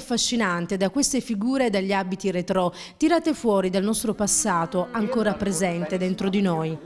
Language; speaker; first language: Italian; native; Italian